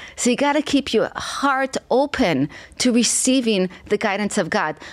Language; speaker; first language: English; non-native, fluent; Hebrew